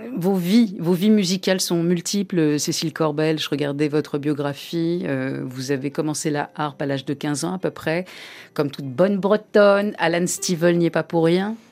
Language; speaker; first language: French; native; French